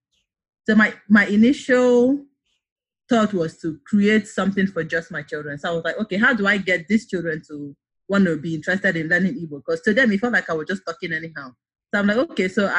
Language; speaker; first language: English; non-native, local second language; Igbo